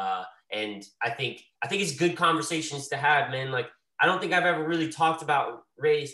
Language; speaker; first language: English; native; English